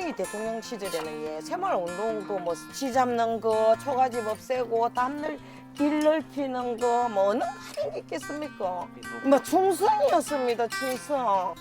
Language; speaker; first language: Korean; native; Korean